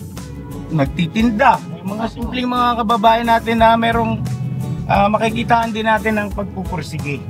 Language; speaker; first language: Filipino; native; Filipino